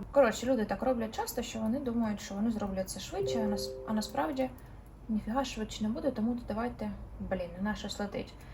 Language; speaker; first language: Ukrainian; non-native, local second language; Russian